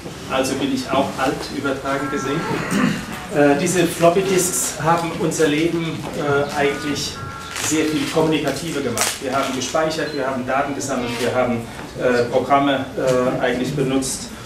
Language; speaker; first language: German; native; German